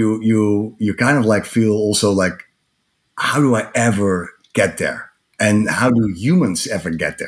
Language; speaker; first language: English; non-native, fluent; Dutch